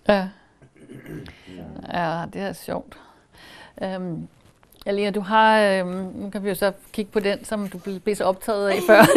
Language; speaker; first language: Danish; native; Danish